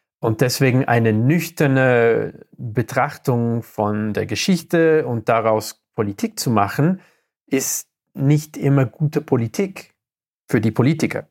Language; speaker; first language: German; non-native, fluent; English